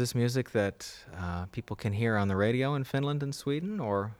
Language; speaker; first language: English; native; English